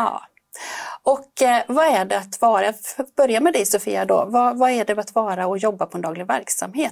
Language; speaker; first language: Swedish; native; Swedish